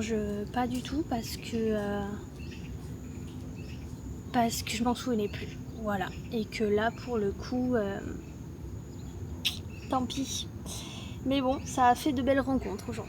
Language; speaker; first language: French; native; French